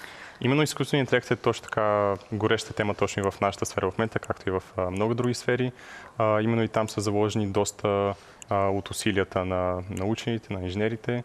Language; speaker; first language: Bulgarian; native; Bulgarian